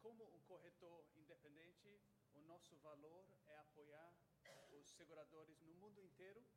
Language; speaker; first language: Portuguese; non-native, fluent; English